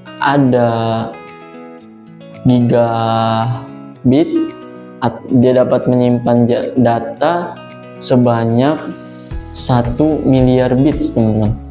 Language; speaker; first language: Indonesian; native; Indonesian